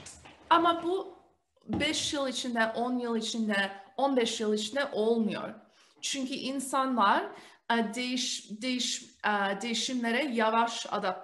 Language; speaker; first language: Turkish; early bilingual, heritage; Turkish